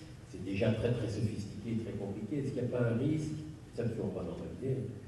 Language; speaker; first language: French; native; French